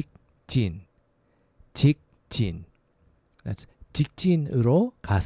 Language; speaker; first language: Korean; non-native, fluent; English